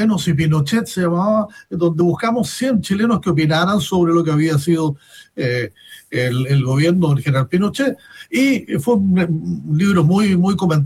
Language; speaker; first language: Spanish; native; Spanish